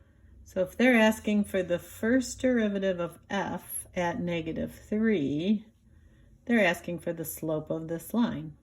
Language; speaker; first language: English; native; English